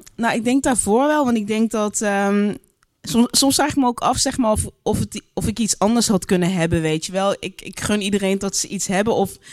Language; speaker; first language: Dutch; native; Dutch